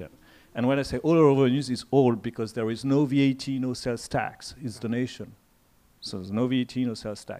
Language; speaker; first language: English; non-native, fluent; French